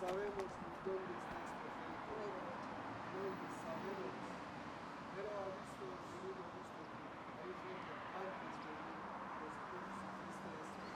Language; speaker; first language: Spanish; non-native, learner; Kurdish